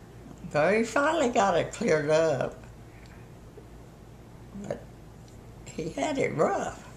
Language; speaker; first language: English; native; English